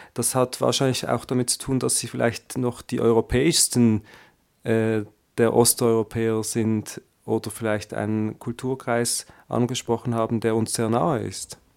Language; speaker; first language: German; native; German